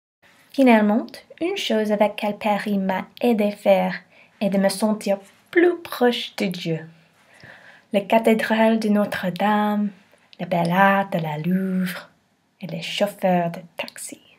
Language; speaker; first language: French; non-native, learner; English